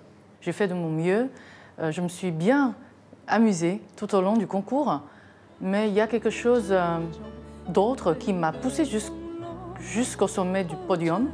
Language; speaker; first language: French; non-native, fluent; Chinese